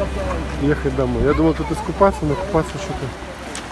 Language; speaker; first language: Russian; native; Russian